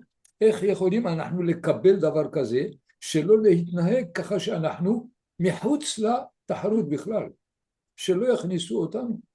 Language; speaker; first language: Hebrew; non-native, fluent; French